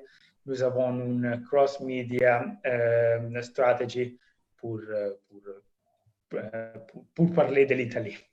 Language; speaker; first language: French; non-native, fluent; Italian